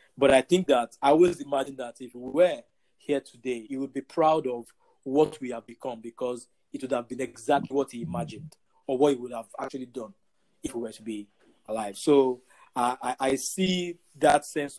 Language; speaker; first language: English; non-native, local second language; Yoruba